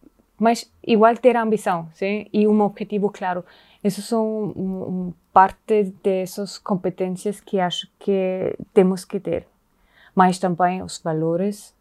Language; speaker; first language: Portuguese; non-native, fluent; German